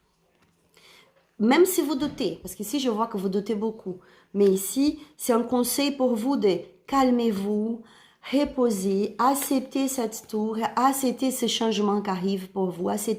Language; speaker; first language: French; non-native, learner; Spanish